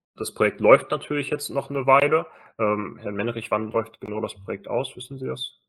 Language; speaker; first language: German; native; German